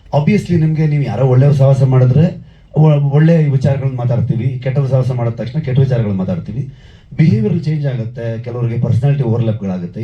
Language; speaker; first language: Kannada; native; Kannada